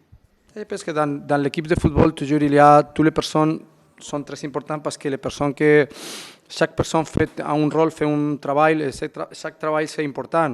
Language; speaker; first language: French; non-native, fluent; Spanish